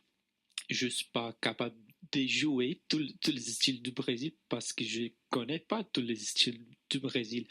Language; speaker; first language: French; non-native, fluent; Portuguese